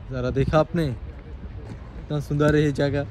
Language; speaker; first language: Hindi; non-native, learner; Bangla